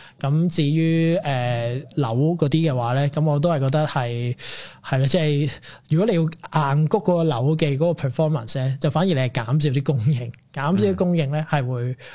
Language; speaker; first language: Cantonese; native; Cantonese